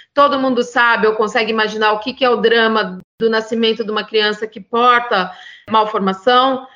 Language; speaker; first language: Portuguese; native; Portuguese